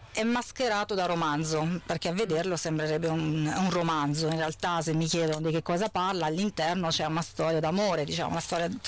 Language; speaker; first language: Italian; native; Italian